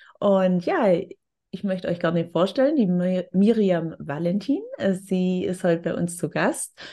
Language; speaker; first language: German; native; German